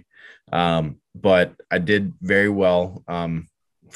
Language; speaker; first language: English; native; English